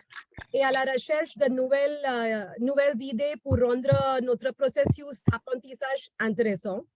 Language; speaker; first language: French; non-native, fluent; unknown